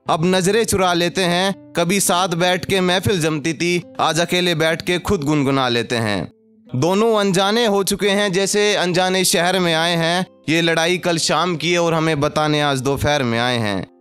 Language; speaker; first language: Hindi; native; Hindi